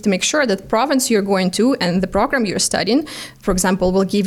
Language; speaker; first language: English; non-native, fluent; Ukrainian